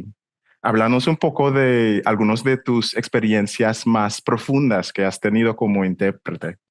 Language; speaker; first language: Spanish; non-native, fluent; English